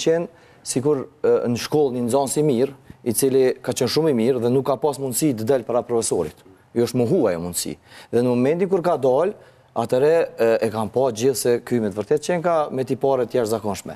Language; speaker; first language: Albanian; native; Albanian